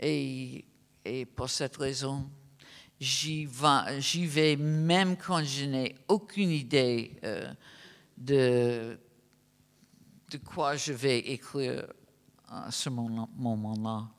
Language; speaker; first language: French; non-native, fluent; English